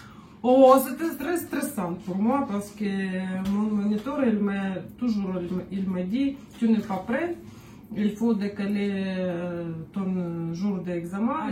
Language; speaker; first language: French; non-native, fluent; Russian